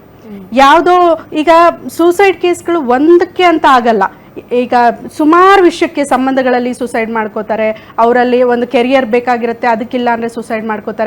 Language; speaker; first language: Kannada; native; Kannada